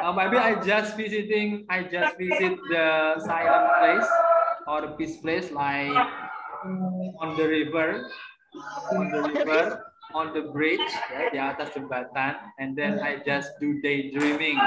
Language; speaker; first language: English; non-native, learner; Indonesian